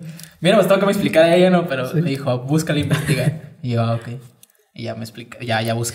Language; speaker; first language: Spanish; native; Spanish